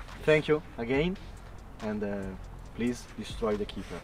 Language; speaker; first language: English; non-native, learner; Italian